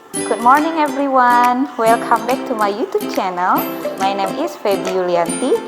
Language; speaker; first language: English; non-native, fluent; Indonesian